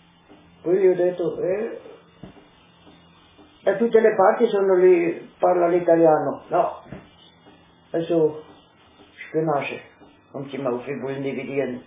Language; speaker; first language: Italian; non-native, local second language; Slovenian